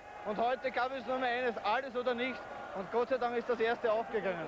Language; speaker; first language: German; native; German